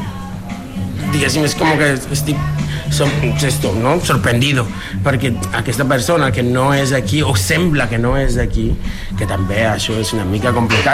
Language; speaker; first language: Catalan; non-native, fluent; Spanish